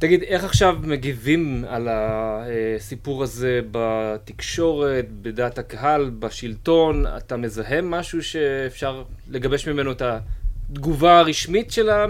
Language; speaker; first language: Hebrew; native; Hebrew